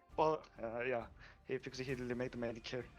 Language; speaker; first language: English; non-native, learner; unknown